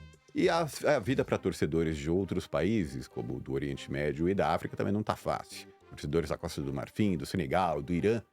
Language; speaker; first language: Portuguese; native; Portuguese